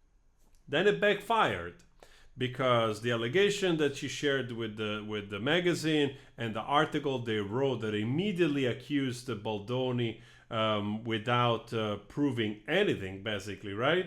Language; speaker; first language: English; non-native, fluent; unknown